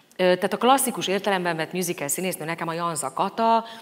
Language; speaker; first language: Hungarian; native; Hungarian